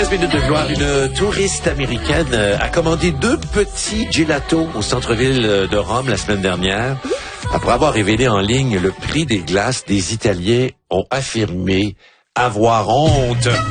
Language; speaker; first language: French; native; French